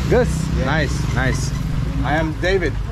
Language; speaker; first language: English; non-native, fluent; Azerbaijani